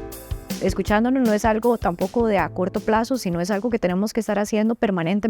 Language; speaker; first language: Spanish; native; Spanish